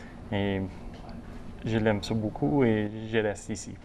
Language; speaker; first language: French; non-native, local second language; English